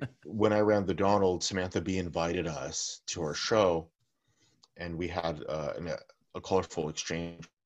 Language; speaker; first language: English; early bilingual, other home language; Russian